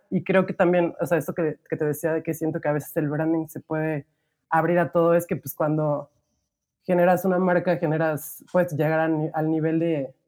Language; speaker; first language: Spanish; native; Spanish